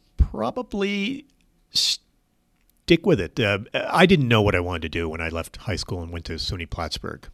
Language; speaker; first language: English; native; English